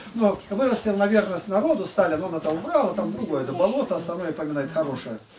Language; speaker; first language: Russian; native; Russian